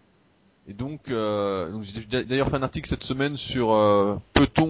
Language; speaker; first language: French; native; French